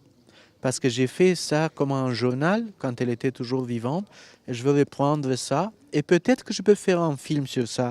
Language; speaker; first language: French; non-native, fluent; Romanian